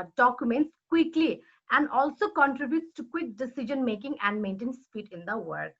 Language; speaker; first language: English; non-native, local second language; Nepali